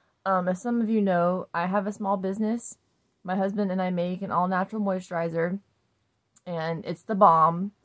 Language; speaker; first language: English; native; English